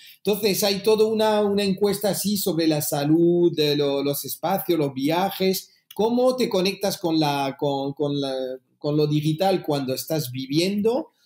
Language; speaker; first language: Spanish; early bilingual, heritage; French